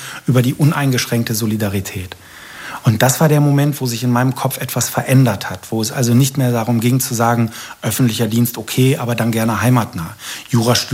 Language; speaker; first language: German; native; German